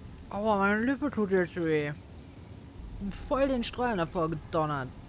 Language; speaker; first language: German; native; German